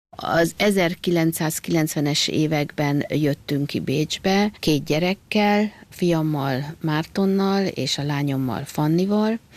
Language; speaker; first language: Hungarian; native; Hungarian